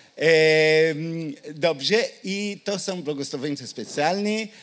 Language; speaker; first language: Polish; non-native, learner; Hebrew